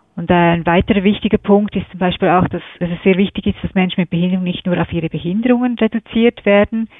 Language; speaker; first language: German; native; German